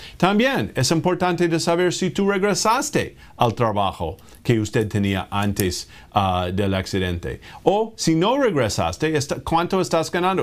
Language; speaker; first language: Spanish; non-native, fluent; English